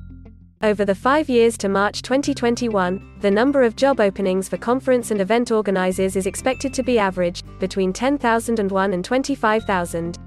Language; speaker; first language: English; non-native, local second language; Hindi